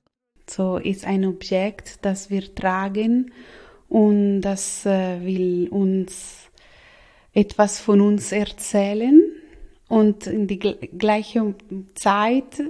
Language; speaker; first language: German; non-native, local second language; Italian